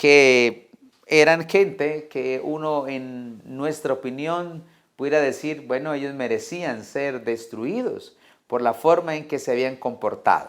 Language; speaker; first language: Spanish; native; Spanish